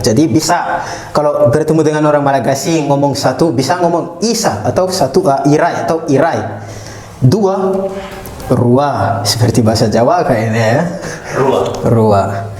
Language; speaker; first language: Indonesian; non-native, fluent; Malagasy